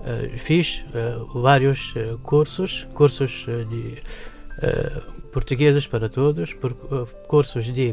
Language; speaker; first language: Portuguese; non-native, fluent; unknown